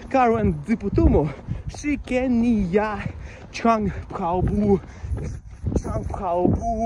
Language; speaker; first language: Chinese; non-native, learner; Russian